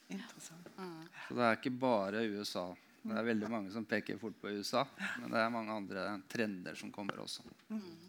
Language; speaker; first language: Norwegian; native; Norwegian